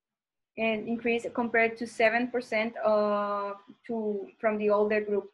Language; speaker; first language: English; non-native, fluent; Spanish